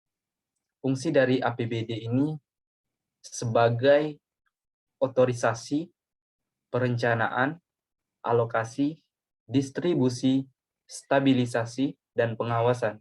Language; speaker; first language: Indonesian; native; Indonesian